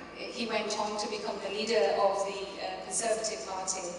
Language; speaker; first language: English; early bilingual, other home language; Urdu